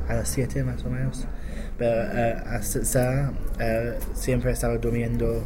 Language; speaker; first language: Spanish; non-native, learner; English